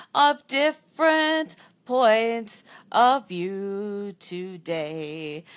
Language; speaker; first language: English; non-native, fluent; Japanese